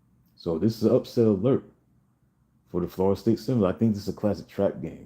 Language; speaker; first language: English; native; English